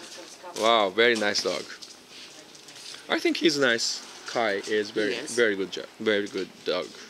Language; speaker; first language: English; non-native, learner; Japanese